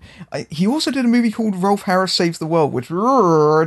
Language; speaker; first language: English; native; English